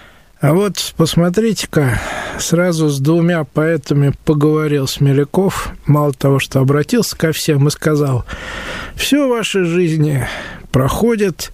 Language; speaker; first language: Russian; native; Russian